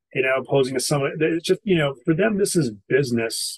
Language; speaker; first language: English; native; English